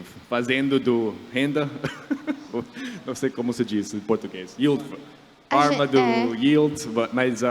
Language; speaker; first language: Portuguese; non-native, fluent; English